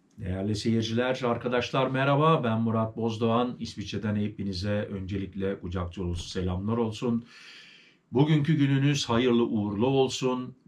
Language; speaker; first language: Turkish; early bilingual, heritage; Turkish